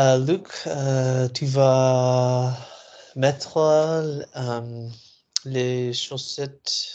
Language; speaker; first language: French; non-native, learner; English